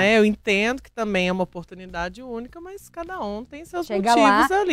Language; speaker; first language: Portuguese; native; Portuguese